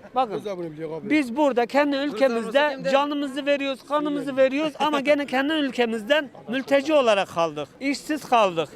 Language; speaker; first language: Turkish; native; Turkish